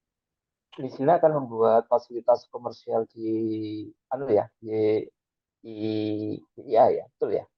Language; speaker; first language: Indonesian; native; Indonesian